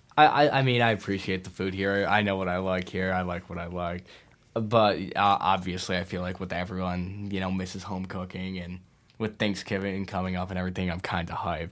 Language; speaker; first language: English; native; English